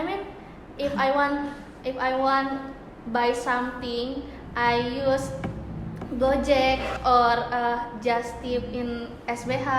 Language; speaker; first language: English; non-native, learner; Indonesian